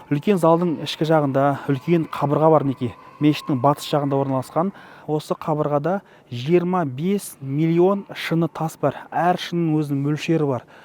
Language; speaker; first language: Kazakh; native; Kazakh